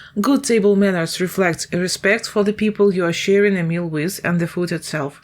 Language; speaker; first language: English; non-native, fluent; Ukrainian